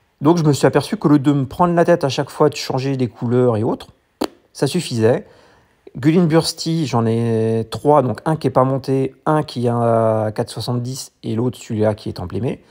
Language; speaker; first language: French; native; French